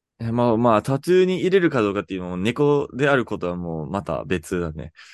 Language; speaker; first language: Japanese; non-native, fluent; English